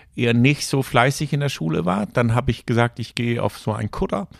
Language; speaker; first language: German; non-native, fluent; Danish